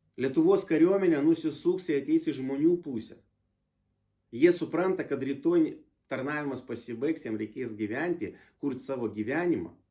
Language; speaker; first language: Lithuanian; non-native, local second language; Russian